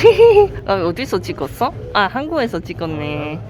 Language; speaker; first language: Korean; non-native, learner; Chinese